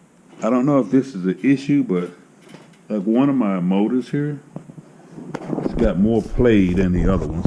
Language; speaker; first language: English; native; English